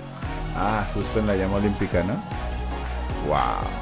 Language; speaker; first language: Spanish; native; Spanish